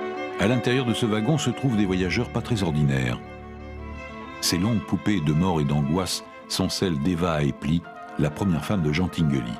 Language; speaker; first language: French; native; French